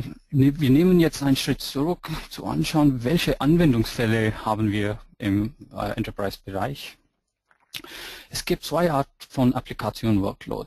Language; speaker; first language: German; non-native, fluent; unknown